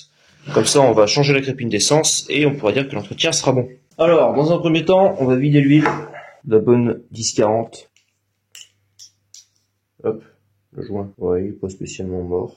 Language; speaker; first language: French; native; French